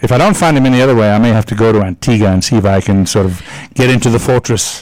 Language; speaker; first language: English; native; English